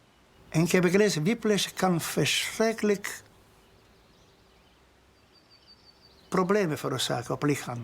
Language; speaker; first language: Dutch; non-native, learner; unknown